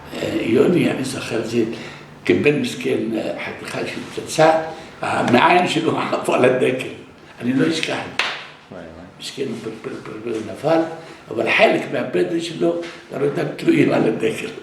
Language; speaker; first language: Hebrew; non-native, local second language; Arabic